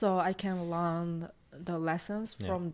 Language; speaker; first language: English; non-native, learner; Korean